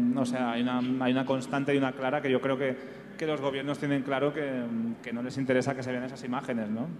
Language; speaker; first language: Spanish; native; Spanish